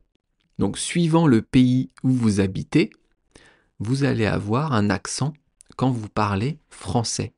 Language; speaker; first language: French; native; French